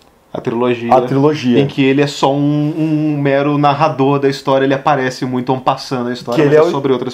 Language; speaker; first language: Portuguese; native; Portuguese